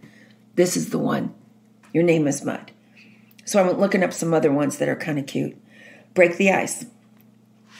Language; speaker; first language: English; native; English